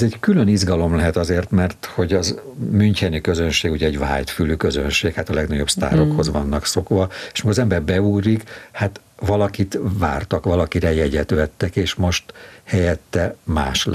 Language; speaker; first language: Hungarian; native; Hungarian